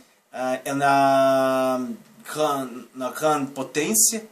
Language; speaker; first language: French; non-native, learner; Portuguese